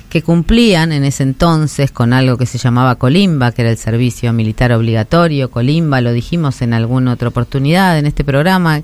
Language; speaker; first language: Spanish; native; Spanish